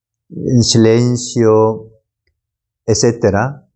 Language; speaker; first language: Spanish; non-native, learner; Korean